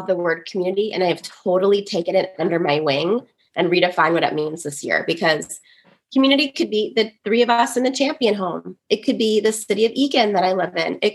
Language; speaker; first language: English; native; English